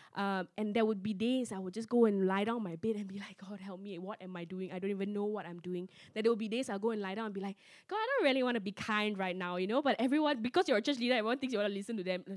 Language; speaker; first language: English; non-native, local second language; Min Nan Chinese